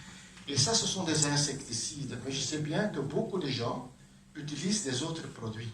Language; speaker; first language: French; non-native, local second language; Dutch